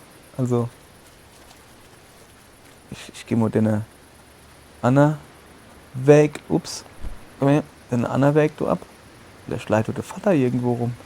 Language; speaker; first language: German; native; German